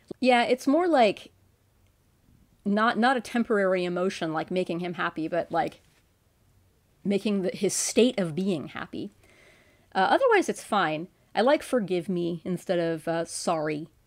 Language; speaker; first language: English; native; English